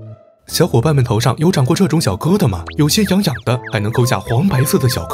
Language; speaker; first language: Chinese; native; Chinese